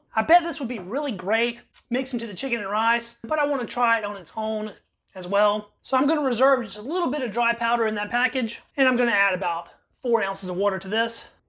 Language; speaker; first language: English; native; English